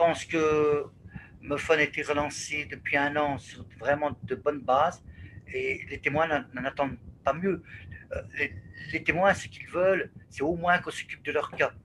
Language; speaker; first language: French; native; French